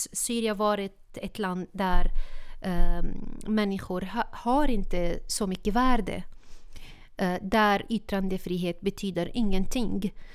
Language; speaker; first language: Swedish; non-native, fluent; Arabic